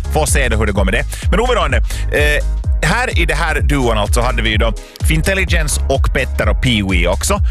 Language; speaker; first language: Swedish; native; Swedish